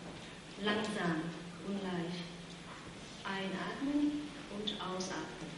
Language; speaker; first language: German; non-native, fluent; Vietnamese